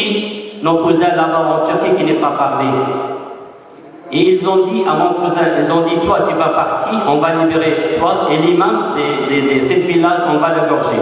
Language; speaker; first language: French; non-native, fluent; Arabic